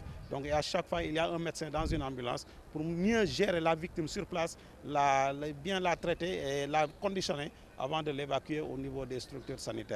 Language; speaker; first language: French; non-native, local second language; Wolof